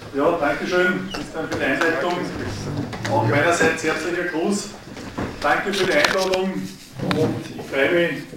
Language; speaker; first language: German; native; German